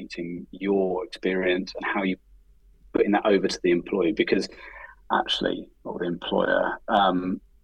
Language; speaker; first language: English; native; English